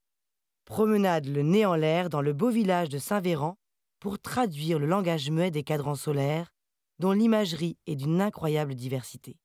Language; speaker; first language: French; native; French